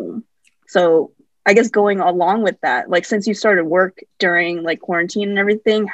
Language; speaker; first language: English; native; English